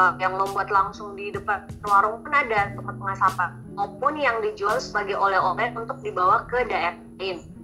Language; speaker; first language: Indonesian; native; Indonesian